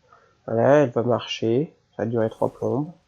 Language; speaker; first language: French; native; French